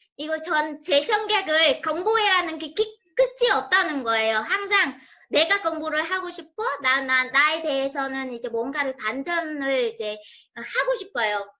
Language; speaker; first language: Korean; non-native, fluent; Vietnamese